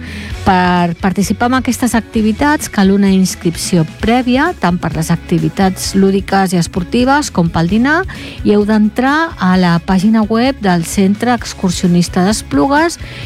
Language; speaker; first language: Catalan; native; Catalan